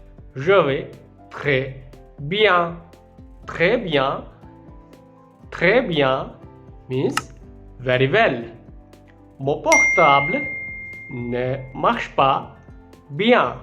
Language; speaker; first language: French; non-native, fluent; Hindi